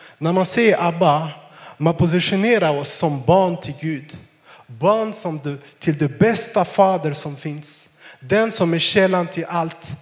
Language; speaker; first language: Swedish; non-native, fluent; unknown